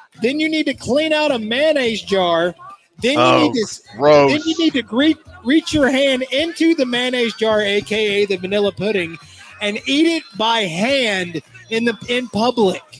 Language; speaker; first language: English; native; English